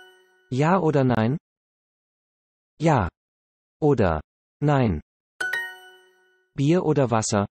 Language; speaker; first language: German; non-native, learner; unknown